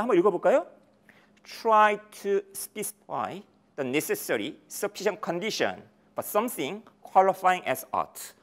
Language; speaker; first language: English; non-native, fluent; Korean